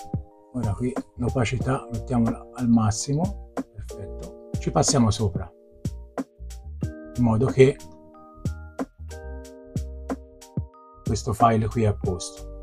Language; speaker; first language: Italian; native; Italian